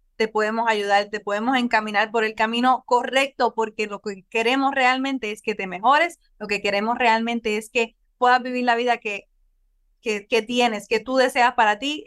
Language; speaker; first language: Spanish; native; Spanish